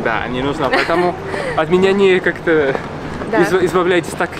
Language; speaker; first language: Russian; non-native, fluent; Spanish